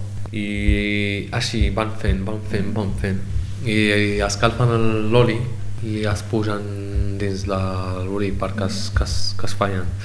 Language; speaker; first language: Catalan; non-native, learner; Arabic